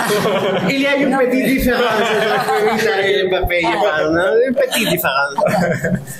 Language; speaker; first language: French; non-native, fluent; Spanish